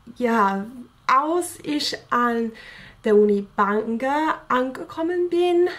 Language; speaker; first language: German; non-native, fluent; English